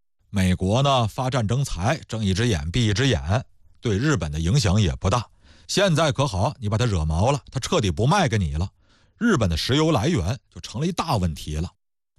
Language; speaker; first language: Chinese; native; Chinese